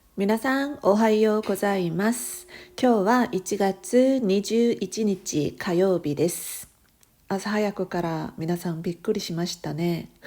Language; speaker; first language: Japanese; non-native, fluent; Korean